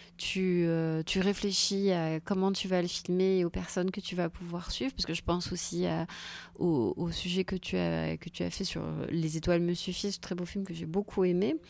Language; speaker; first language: French; native; French